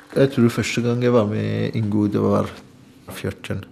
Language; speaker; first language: Norwegian; non-native, fluent; Arabic